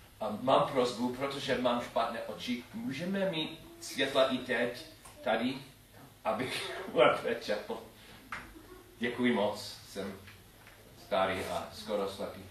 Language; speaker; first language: Czech; non-native, learner; English